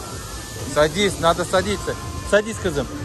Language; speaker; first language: Russian; non-native, learner; Turkish